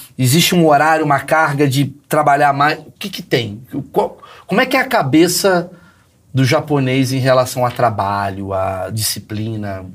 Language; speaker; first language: Portuguese; native; Portuguese